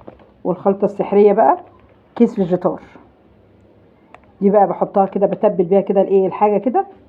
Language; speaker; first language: Arabic; native; Arabic